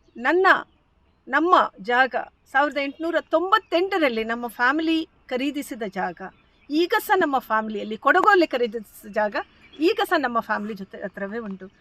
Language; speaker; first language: Kannada; non-native, local second language; Konkani